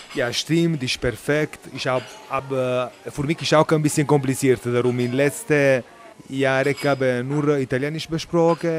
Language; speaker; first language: German; non-native, learner; Italian